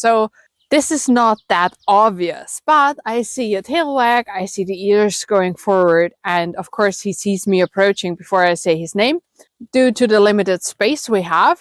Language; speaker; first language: English; non-native, fluent; German